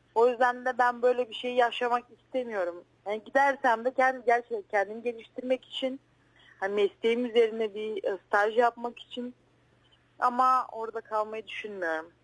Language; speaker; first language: Turkish; native; Turkish